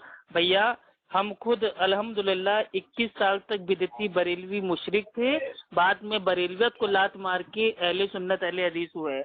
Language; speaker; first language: Hindi; native; Hindi